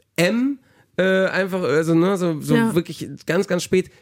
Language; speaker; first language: German; early bilingual, heritage; German